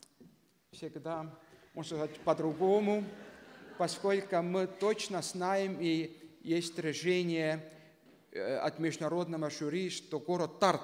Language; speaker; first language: Russian; non-native, local second language; Estonian